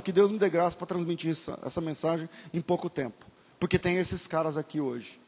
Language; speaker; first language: Portuguese; native; Portuguese